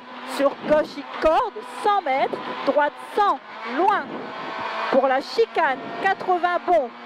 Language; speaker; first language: French; native; French